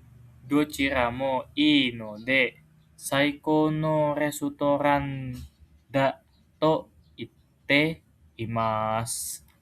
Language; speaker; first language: Japanese; non-native, learner; Indonesian